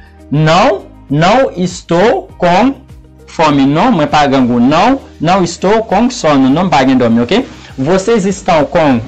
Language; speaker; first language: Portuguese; non-native, fluent; Haitian Creole